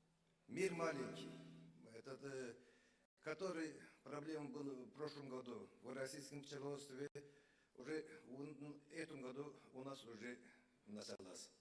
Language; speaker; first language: Russian; non-native, fluent; Azerbaijani